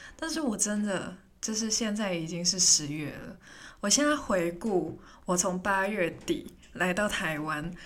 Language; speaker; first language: Chinese; non-native, local second language; Cantonese